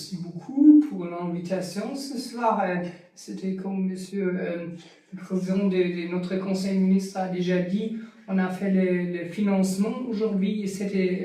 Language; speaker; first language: French; non-native, learner; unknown